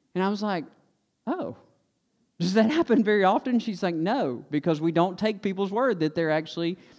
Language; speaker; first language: English; native; English